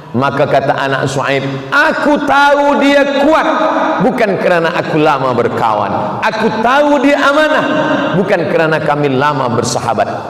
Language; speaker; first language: Malay; native; Malay